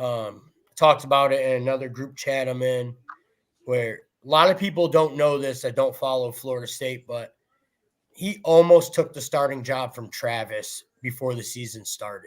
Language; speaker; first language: English; native; English